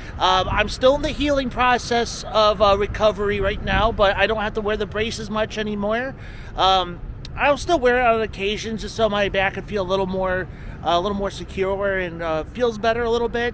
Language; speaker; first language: English; native; English